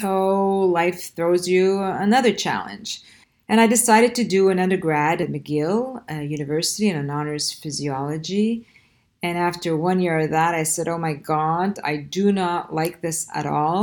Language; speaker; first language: English; early bilingual, other home language; Italian